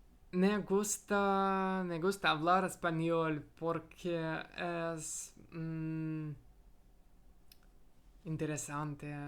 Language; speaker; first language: Spanish; non-native, learner; Russian